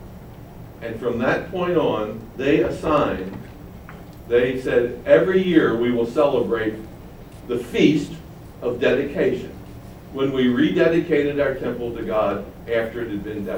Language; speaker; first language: English; native; English